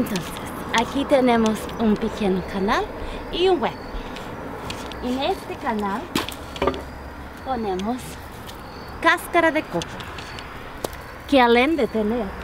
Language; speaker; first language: Spanish; non-native, learner; English